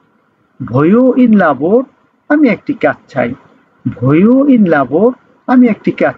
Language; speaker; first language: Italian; non-native, learner; Bangla